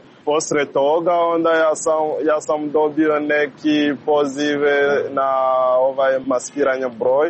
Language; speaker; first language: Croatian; non-native, learner; Rundi